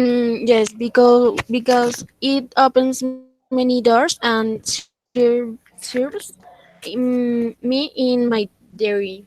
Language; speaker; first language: English; non-native, learner; Spanish